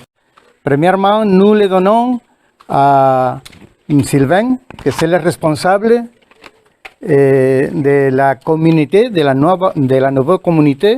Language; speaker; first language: French; non-native, learner; Spanish